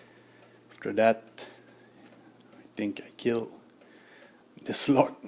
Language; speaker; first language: English; non-native, learner; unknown